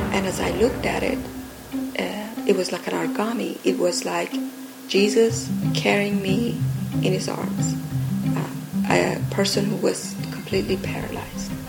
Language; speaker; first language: English; non-native, fluent; Persian